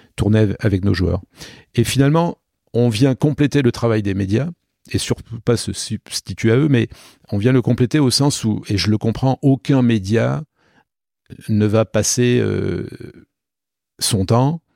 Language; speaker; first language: French; native; French